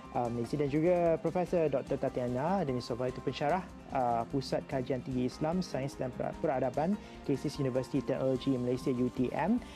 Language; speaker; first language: Malay; native; Malay